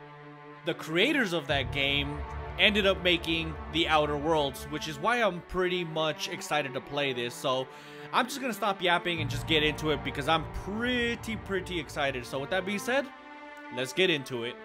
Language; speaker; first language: English; native; English